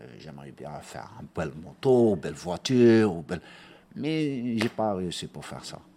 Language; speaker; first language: French; non-native, local second language; Arabic